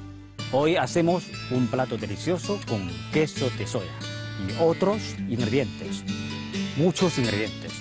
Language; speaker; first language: Spanish; non-native, fluent; Chinese